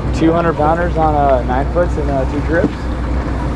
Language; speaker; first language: English; native; English